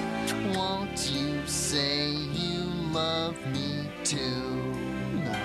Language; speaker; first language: English; native; English